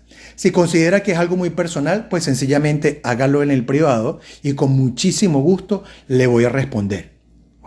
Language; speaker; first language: Spanish; native; Spanish